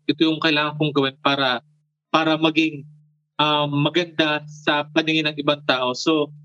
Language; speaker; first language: Filipino; non-native, local second language; Bikol